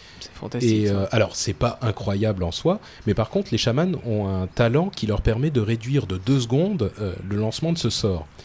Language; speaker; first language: French; native; French